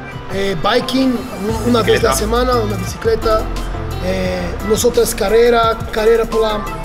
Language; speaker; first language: Spanish; non-native, learner; Portuguese